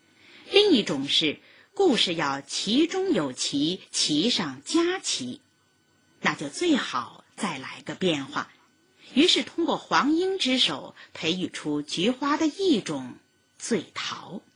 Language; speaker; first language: Chinese; native; Chinese